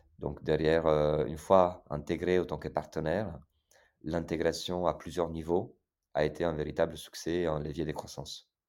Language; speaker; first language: French; non-native, fluent; Italian